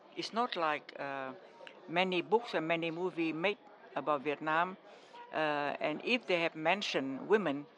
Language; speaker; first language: English; non-native, fluent; Vietnamese